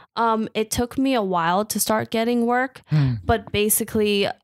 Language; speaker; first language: English; native; English